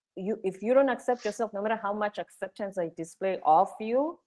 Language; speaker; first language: English; non-native, local second language; Zulu